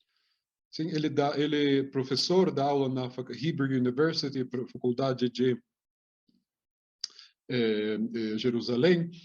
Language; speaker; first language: Portuguese; non-native, fluent; Hebrew